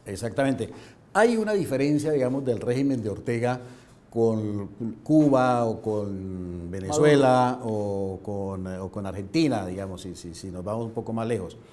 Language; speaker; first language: Spanish; native; Spanish